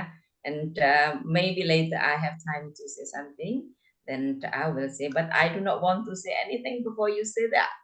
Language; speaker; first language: English; non-native, fluent; Indonesian